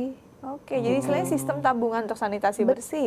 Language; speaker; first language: Indonesian; native; Indonesian